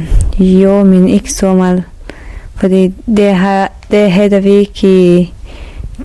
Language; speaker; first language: Danish; non-native, learner; Persian